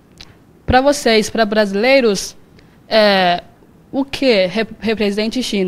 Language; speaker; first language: Portuguese; non-native, learner; Chinese